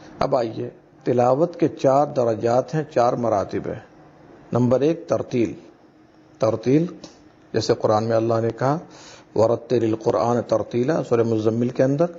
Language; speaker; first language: Urdu; native; Urdu